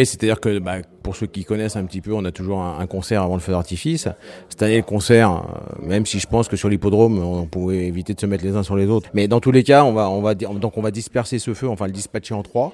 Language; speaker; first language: French; native; French